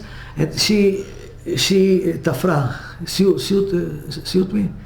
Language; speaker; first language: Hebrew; early bilingual, other home language; Hungarian